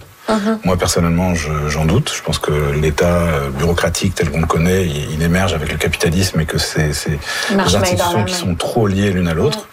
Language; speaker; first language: French; native; French